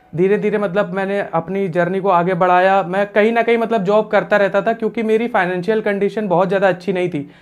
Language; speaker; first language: Hindi; native; Hindi